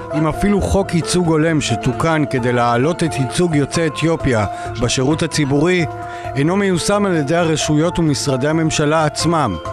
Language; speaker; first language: Hebrew; native; Hebrew